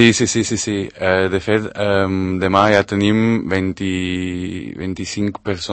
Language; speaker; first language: Catalan; non-native, fluent; Spanish